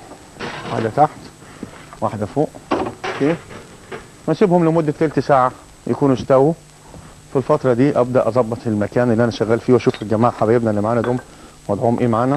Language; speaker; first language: Arabic; native; Arabic